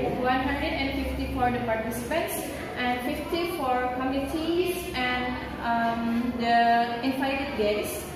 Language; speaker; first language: English; non-native, learner; Indonesian